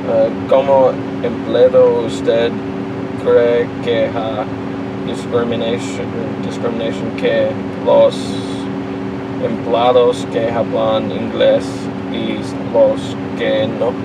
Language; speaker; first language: Spanish; non-native, learner; English